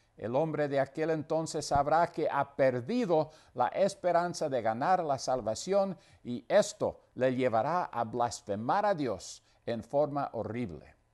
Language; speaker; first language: Spanish; non-native, fluent; English